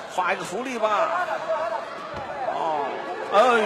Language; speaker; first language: Chinese; native; Chinese